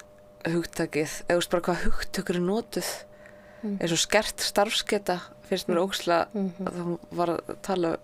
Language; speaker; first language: Icelandic; native; Icelandic